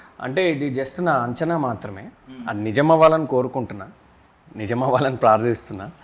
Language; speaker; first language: Telugu; native; Telugu